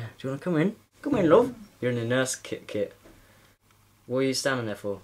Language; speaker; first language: English; native; English